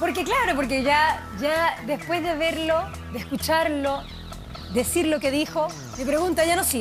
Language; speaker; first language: Spanish; native; Spanish